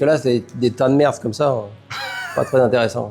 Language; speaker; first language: French; native; French